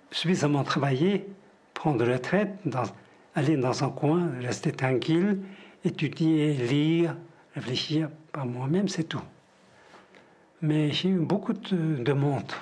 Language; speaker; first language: French; non-native, fluent; Tibetan